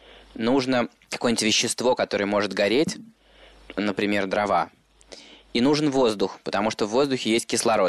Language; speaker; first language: Russian; native; Russian